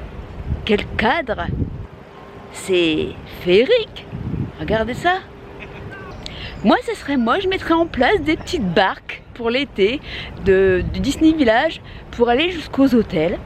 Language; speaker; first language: French; native; French